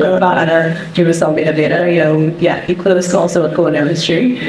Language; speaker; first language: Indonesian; non-native, fluent; English